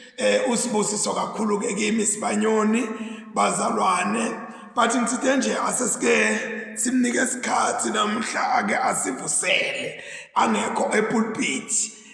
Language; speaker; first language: Zulu; native; Zulu